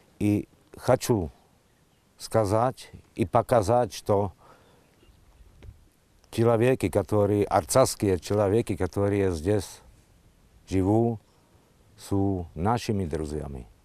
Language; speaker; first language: Russian; non-native, learner; Slovak